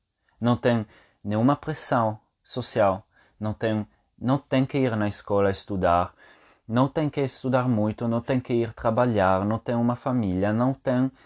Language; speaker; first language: Portuguese; non-native, fluent; Italian